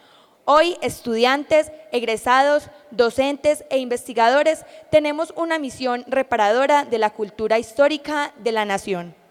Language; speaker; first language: Spanish; native; Spanish